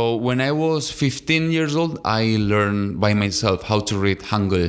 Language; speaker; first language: English; non-native, fluent; Spanish